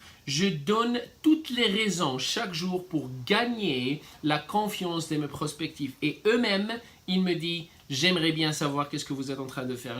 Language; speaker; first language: French; non-native, fluent; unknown